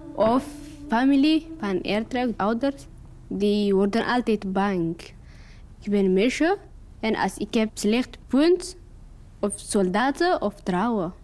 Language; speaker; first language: Dutch; non-native, learner; Tigrinya